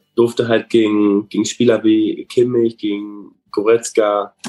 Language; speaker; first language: German; native; German